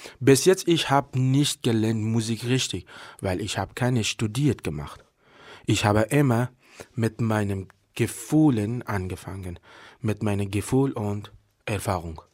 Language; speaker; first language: German; non-native, learner; Persian